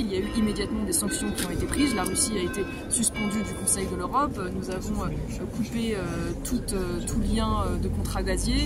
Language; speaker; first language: French; native; French